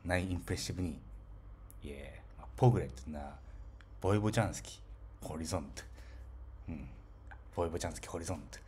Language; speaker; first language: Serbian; non-native, fluent; Japanese